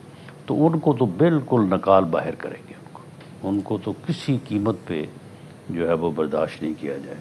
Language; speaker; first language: Urdu; non-native, local second language; Punjabi